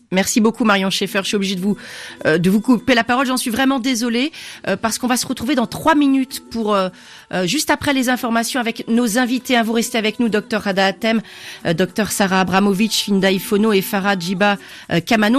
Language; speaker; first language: French; native; French